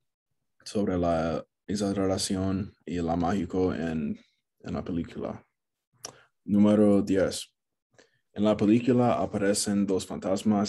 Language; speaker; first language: Spanish; non-native, learner; English